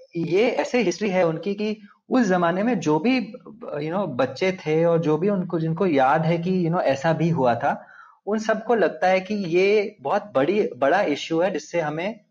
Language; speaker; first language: Hindi; non-native, local second language; Telugu